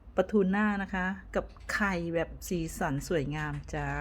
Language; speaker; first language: Thai; native; Thai